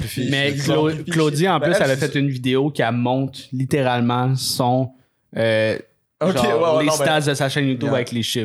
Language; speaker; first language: French; native; French